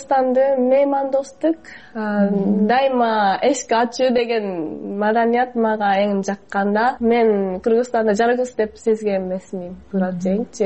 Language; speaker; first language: Kyrgyz; non-native, fluent; Japanese